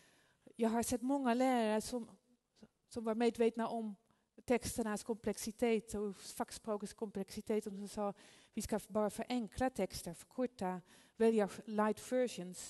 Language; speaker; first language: Swedish; non-native, fluent; Dutch